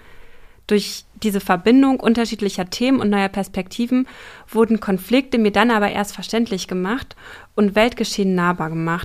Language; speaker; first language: German; native; German